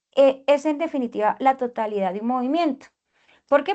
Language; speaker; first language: Spanish; native; Spanish